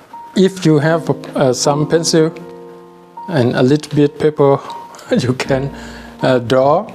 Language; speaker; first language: English; non-native, learner; Thai